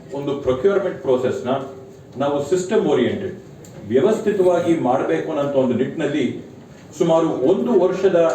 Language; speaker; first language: Kannada; native; Kannada